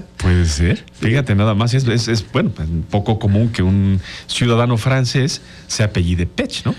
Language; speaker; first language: Spanish; native; Spanish